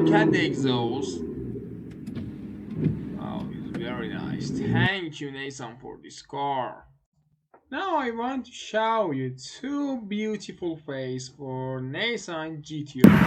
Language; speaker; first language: English; non-native, learner; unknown